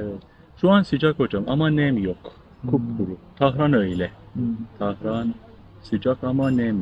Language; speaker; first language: Turkish; non-native, fluent; Persian